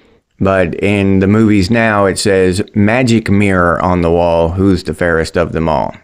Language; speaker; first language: English; native; English